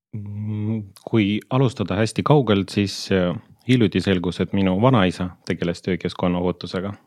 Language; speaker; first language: Estonian; non-native, local second language; Russian